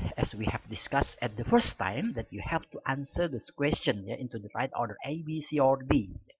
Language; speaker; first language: English; non-native, fluent; Indonesian